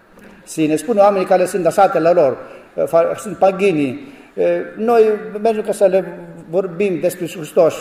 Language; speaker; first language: Romanian; non-native, learner; Greek